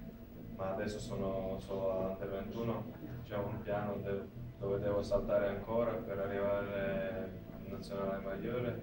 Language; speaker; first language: Italian; non-native, learner; Latvian